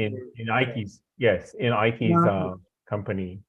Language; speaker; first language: English; non-native, fluent; Korean